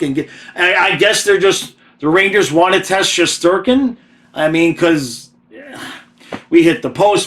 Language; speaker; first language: English; native; English